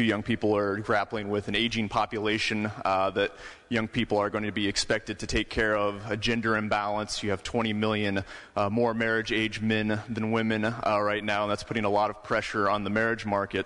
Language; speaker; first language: English; native; English